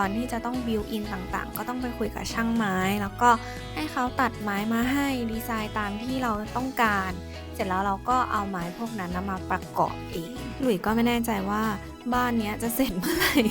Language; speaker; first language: Thai; native; Thai